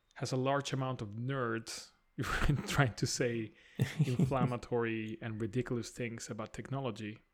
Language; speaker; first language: English; non-native, fluent; Spanish